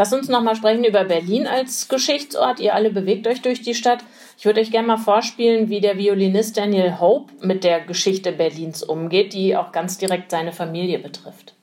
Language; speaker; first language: German; native; German